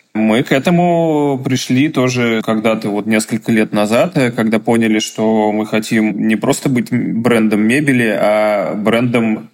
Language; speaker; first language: Russian; native; Russian